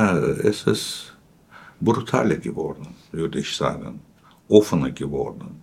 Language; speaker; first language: German; non-native, fluent; Russian